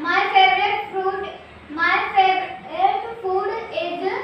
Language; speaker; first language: English; non-native, learner; Hindi